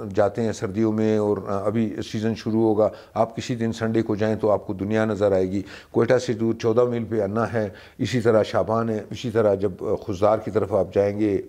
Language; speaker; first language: Urdu; native; Urdu